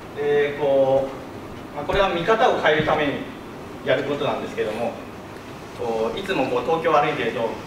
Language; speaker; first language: Japanese; native; Japanese